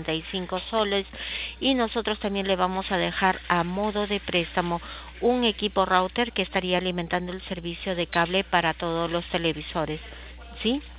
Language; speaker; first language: Spanish; native; Spanish